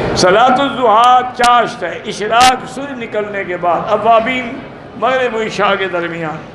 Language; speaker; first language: Urdu; early bilingual, heritage; Urdu